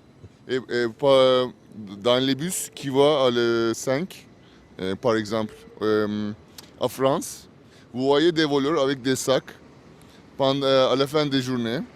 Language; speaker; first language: French; non-native, learner; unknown